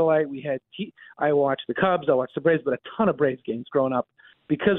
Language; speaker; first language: English; native; English